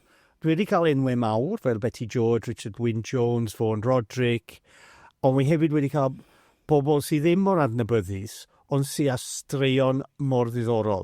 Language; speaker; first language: Welsh; non-native, fluent; English